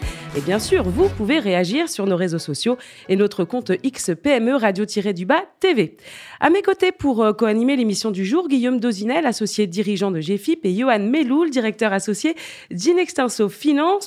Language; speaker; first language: French; native; French